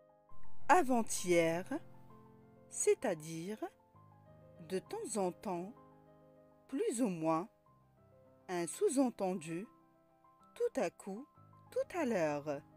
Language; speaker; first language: French; non-native, local second language; Arabic